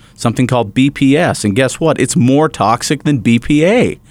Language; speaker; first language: English; native; English